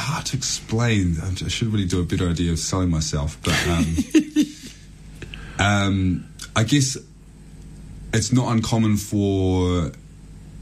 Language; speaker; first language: English; native; English